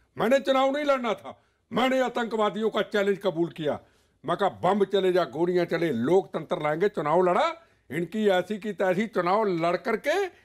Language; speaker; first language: Hindi; non-native, local second language; Punjabi